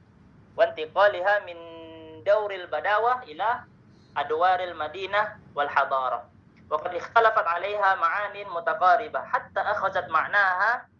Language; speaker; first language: Arabic; non-native, learner; Indonesian